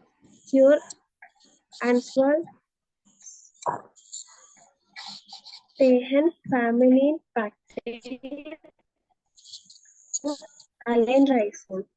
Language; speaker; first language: German; non-native, learner; Malayalam